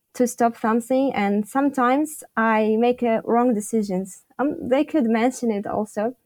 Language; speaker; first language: English; non-native, fluent; Tajik